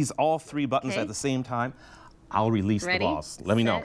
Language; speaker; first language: English; native; English